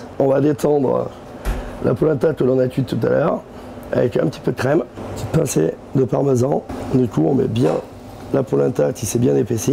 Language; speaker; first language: French; native; French